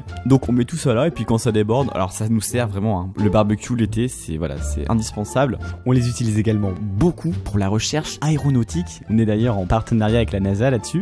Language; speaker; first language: French; native; French